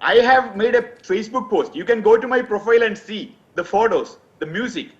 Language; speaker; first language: English; non-native, local second language; Malayalam